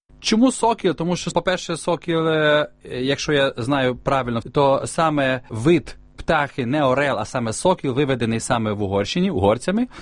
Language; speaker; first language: Ukrainian; native; Ukrainian